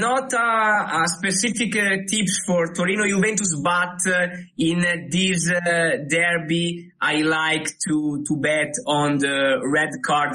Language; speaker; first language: English; non-native, learner; Italian